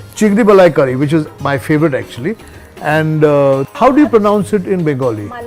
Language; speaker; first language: Hindi; native; Hindi